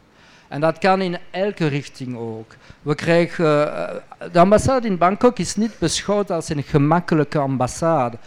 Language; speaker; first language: Dutch; non-native, local second language; French